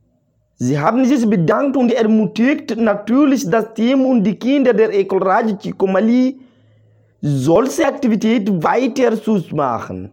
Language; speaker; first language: German; non-native, learner; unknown